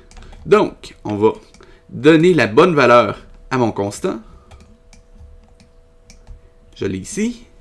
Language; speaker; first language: French; native; French